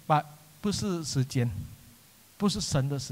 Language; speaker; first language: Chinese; non-native, local second language; English